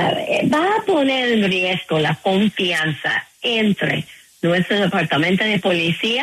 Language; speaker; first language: Spanish; non-native, fluent; English